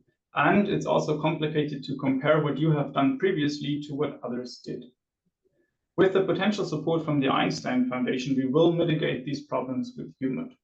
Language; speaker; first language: English; non-native, fluent; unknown